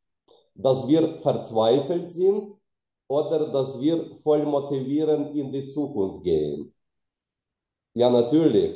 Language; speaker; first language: German; non-native, fluent; Ukrainian